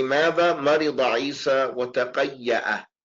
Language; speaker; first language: Arabic; non-native, fluent; English